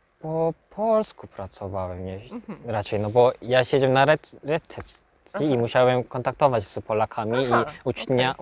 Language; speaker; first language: Polish; non-native, learner; Korean